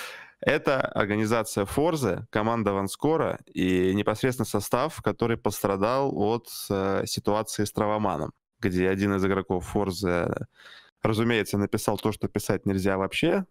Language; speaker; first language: Russian; native; Russian